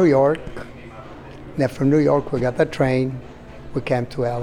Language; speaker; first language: English; non-native, fluent; Italian